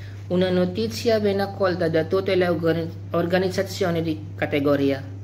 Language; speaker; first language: Italian; non-native, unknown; Filipino